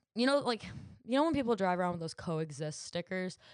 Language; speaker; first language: English; native; English